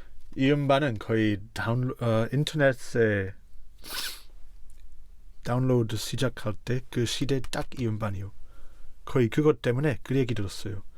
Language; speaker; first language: Korean; non-native, fluent; English